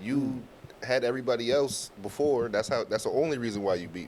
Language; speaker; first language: English; native; English